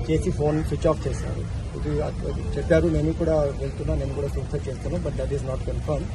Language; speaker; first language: Telugu; non-native, local second language; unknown